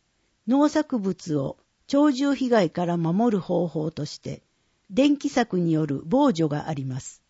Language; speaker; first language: Japanese; native; Japanese